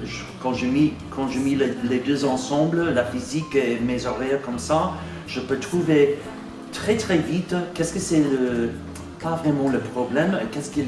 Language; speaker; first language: French; non-native, fluent; English